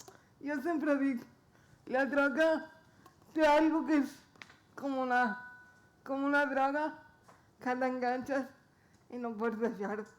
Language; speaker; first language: Catalan; non-native, local second language; Spanish